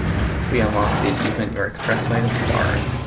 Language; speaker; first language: English; native; English